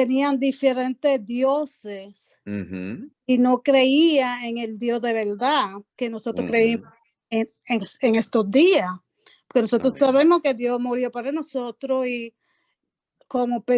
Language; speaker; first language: Spanish; early bilingual, heritage; Spanish